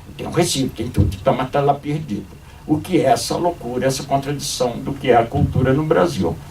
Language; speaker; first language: Portuguese; native; Portuguese